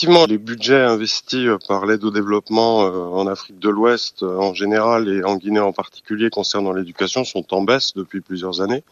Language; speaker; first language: French; native; French